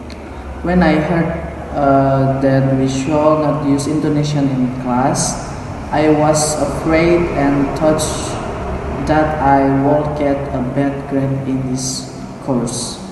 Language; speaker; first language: English; non-native, learner; Indonesian